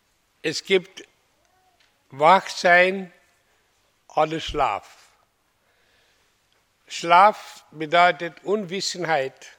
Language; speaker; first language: German; non-native, learner; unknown